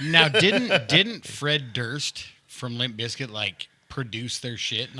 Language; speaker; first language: English; native; English